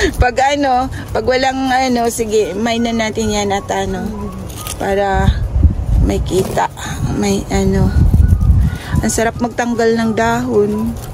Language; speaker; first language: Filipino; native; Filipino